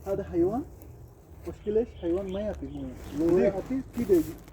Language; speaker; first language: Arabic; non-native, learner; Urdu